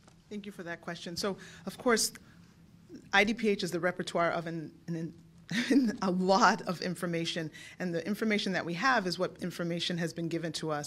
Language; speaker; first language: English; native; English